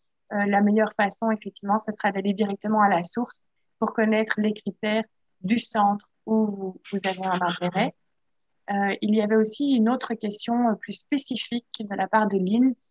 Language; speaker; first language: French; native; French